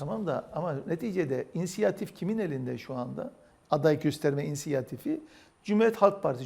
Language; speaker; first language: Turkish; native; Turkish